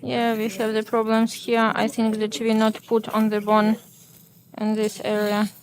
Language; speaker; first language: English; non-native, learner; Ukrainian